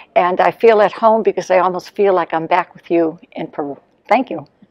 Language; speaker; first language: English; native; English